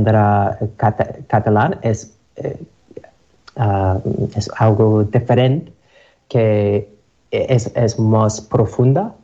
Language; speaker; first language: Catalan; non-native, learner; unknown